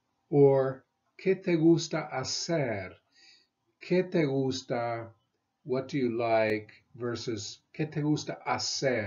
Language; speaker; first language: Spanish; non-native, fluent; English